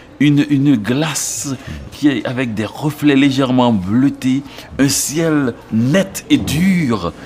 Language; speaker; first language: French; non-native, local second language; Haitian Creole